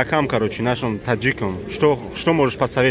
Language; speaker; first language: Russian; non-native, local second language; Tajik